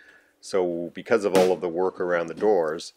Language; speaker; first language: English; native; English